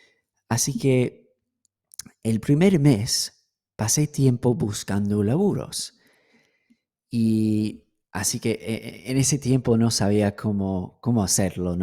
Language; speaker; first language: Spanish; non-native, fluent; English